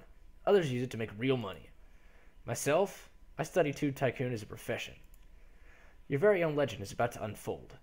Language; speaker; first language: English; native; English